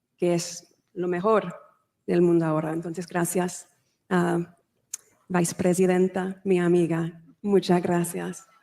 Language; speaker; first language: Spanish; non-native, fluent; English